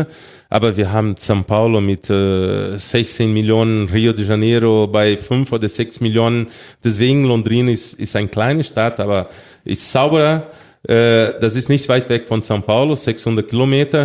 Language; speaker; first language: German; non-native, fluent; Portuguese